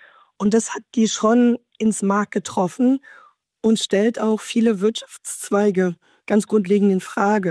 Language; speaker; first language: German; native; German